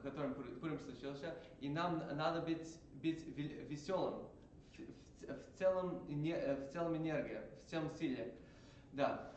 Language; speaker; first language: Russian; early bilingual, heritage; English